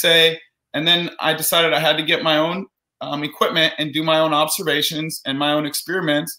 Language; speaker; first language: English; native; English